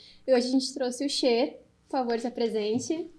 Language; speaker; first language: Portuguese; native; Portuguese